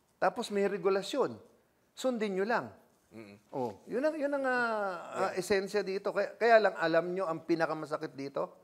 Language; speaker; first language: Filipino; native; Filipino